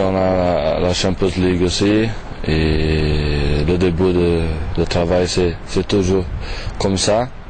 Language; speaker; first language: French; non-native, fluent; Portuguese